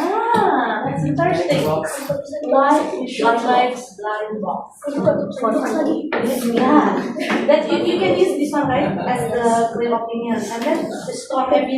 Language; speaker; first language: English; non-native, fluent; Indonesian